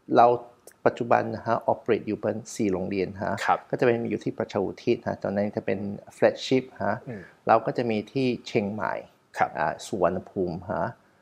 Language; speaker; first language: Thai; non-native, fluent; Chinese